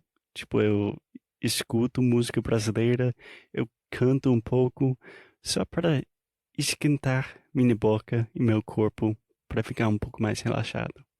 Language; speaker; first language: Portuguese; non-native, fluent; English